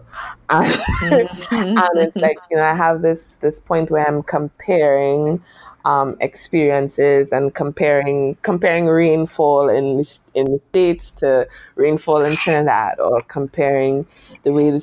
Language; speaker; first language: English; native; English